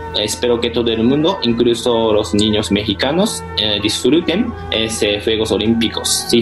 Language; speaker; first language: Spanish; non-native, fluent; Japanese